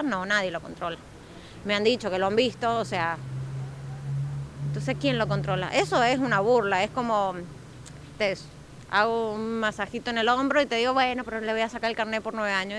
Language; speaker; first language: Spanish; native; Spanish